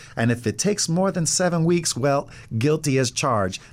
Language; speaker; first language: English; native; English